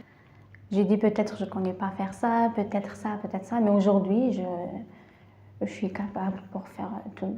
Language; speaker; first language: French; non-native, learner; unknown